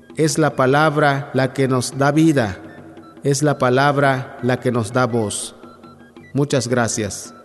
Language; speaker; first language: Spanish; non-native, local second language; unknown